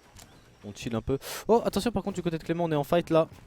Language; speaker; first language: French; native; French